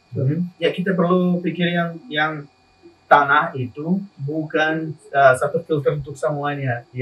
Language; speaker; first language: Indonesian; non-native, learner; Spanish